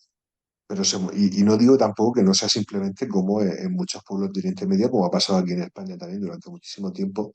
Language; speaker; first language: Spanish; native; Spanish